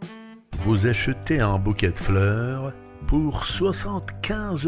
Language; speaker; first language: French; non-native, fluent; Russian